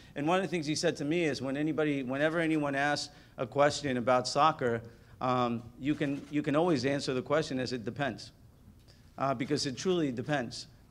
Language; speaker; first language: English; early bilingual, other home language; Spanish